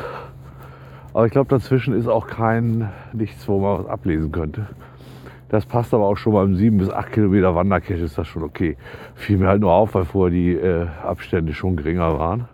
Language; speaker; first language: German; native; German